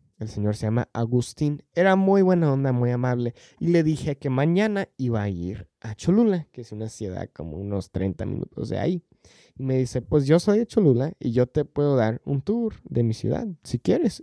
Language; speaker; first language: Spanish; non-native, fluent; English